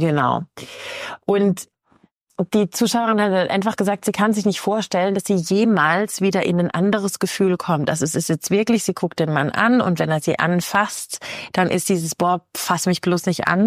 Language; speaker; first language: German; native; German